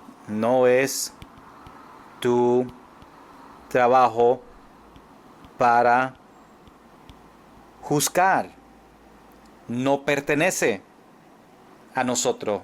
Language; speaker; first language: Spanish; non-native, fluent; English